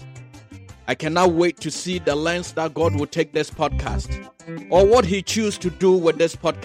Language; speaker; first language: English; native; English